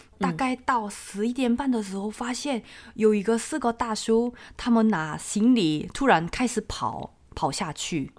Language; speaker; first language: Chinese; non-native, fluent; Korean